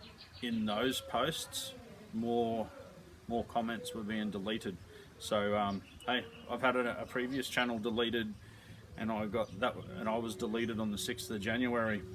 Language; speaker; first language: English; native; English